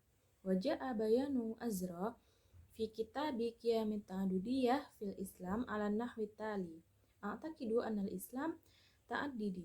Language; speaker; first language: Arabic; non-native, learner; Indonesian